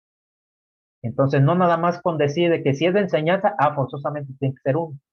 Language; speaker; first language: Spanish; native; Spanish